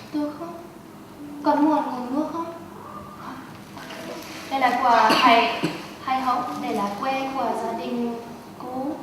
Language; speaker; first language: Vietnamese; non-native, learner; German